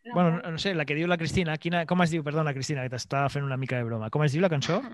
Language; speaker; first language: Catalan; native; Catalan